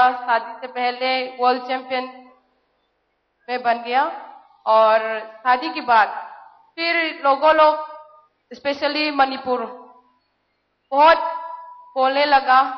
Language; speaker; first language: Hindi; non-native, local second language; Manipuri